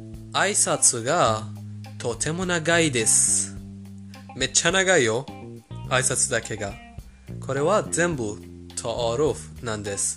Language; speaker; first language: Japanese; non-native, fluent; Persian